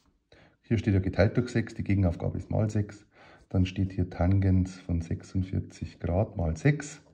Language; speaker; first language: German; native; German